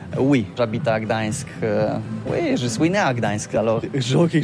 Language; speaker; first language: French; non-native, learner; Polish